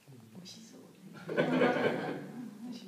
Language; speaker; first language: Japanese; non-native, learner; French